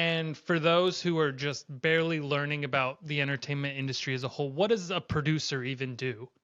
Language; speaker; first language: English; native; English